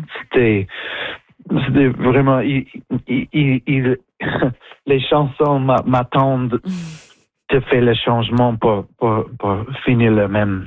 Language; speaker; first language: French; non-native, learner; English